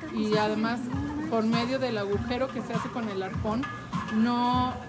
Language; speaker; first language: Spanish; native; Spanish